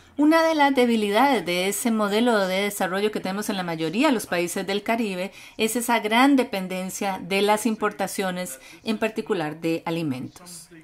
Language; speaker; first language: Spanish; non-native, fluent; English